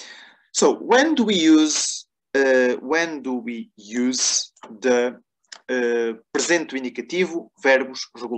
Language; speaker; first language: Portuguese; non-native, fluent; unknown